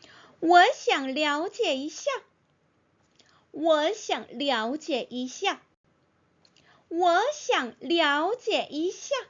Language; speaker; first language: Chinese; non-native, fluent; Korean